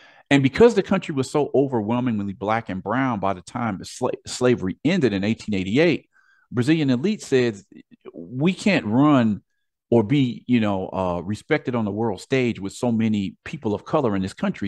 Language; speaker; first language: English; native; English